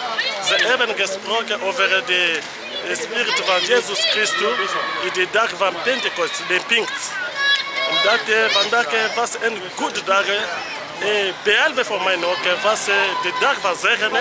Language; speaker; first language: Dutch; non-native, learner; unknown